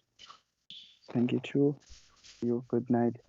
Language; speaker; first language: English; non-native, learner; Bangla